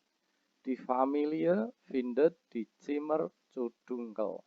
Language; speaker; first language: German; non-native, fluent; Indonesian